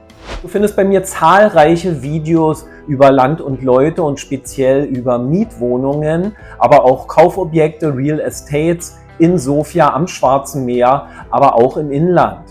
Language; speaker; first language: German; native; German